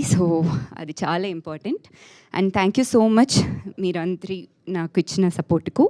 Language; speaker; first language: Telugu; non-native, learner; Tamil